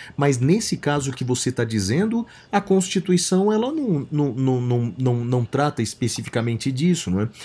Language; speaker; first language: Portuguese; native; Portuguese